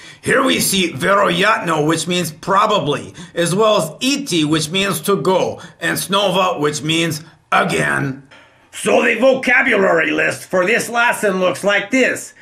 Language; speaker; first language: English; native; English